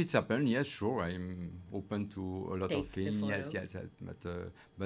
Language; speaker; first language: English; non-native, learner; French